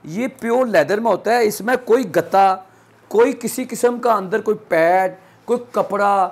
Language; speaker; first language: Urdu; non-native, local second language; Punjabi